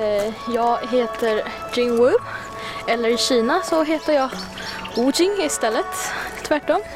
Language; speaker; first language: Swedish; non-native, fluent; Chinese